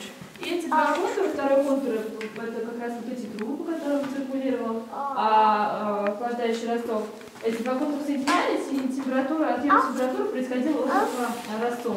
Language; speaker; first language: Russian; native; Russian